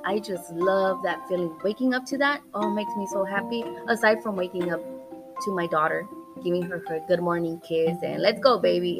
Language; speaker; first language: English; early bilingual, other home language; Spanish